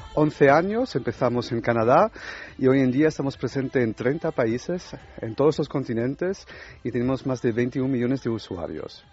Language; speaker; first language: Spanish; non-native, fluent; French